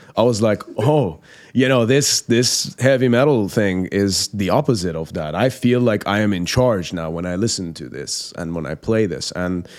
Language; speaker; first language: English; non-native, fluent; Persian